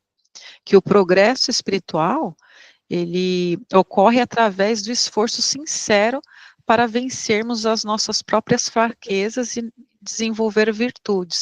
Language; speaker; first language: Portuguese; native; Portuguese